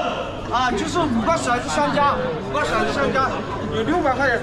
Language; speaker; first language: Chinese; native; Chinese